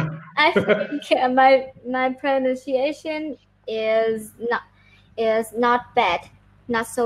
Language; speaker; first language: English; non-native, learner; Vietnamese